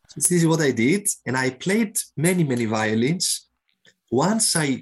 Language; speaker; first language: English; non-native, fluent; Greek